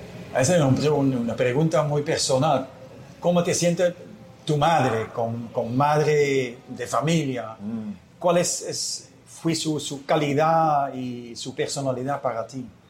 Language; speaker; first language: Spanish; non-native, learner; Dutch